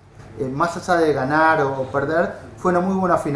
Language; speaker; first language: Spanish; native; Spanish